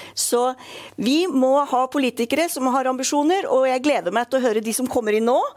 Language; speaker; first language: Norwegian; native; Norwegian